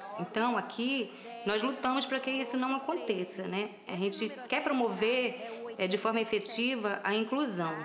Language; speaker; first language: Portuguese; native; Portuguese